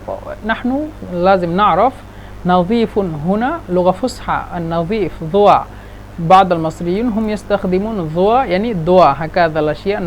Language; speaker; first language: Egyptian Arabic; non-native, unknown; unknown